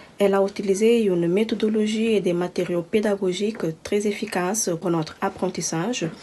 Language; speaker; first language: French; non-native, learner; Kabuverdianu